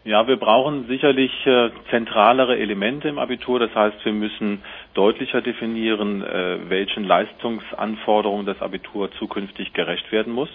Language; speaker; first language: German; native; German